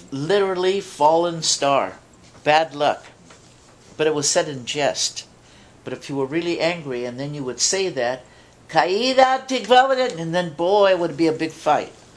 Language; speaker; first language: English; early bilingual, other home language; Spanish